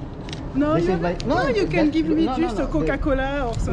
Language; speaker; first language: English; non-native, learner; French